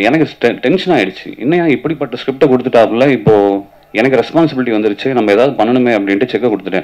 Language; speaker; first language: Tamil; native; Tamil